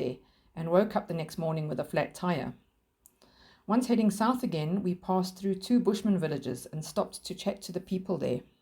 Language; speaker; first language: English; native; English